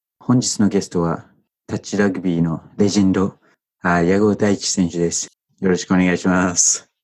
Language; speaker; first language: Japanese; non-native, fluent; English